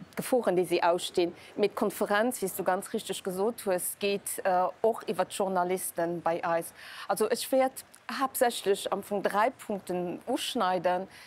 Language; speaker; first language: Luxembourgish; native; Luxembourgish